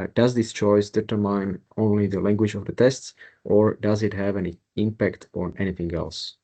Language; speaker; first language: English; non-native, fluent; Slovak